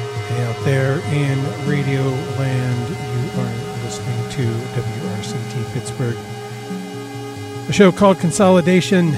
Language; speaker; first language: English; native; English